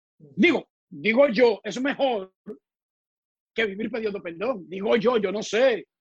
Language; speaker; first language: Spanish; native; Spanish